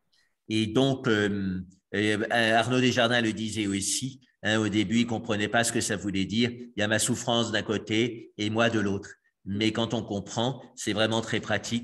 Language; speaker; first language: French; native; French